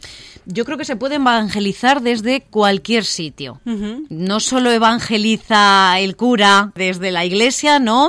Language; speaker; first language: Spanish; native; Spanish